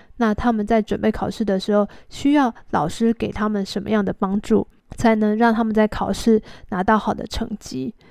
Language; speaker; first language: Chinese; native; Chinese